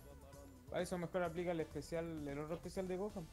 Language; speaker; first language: Spanish; native; Spanish